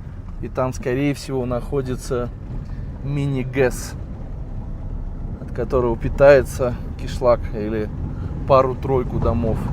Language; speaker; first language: Russian; native; Russian